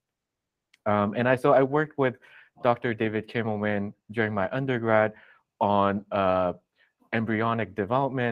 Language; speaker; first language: English; non-native, local second language; Cantonese